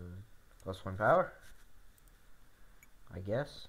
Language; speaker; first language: English; native; English